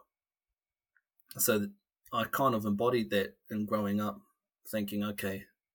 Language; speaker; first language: English; native; English